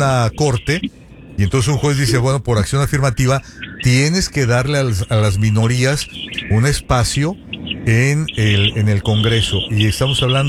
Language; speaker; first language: Spanish; native; Spanish